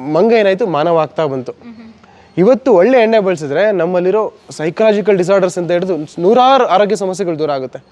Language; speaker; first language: Kannada; native; Kannada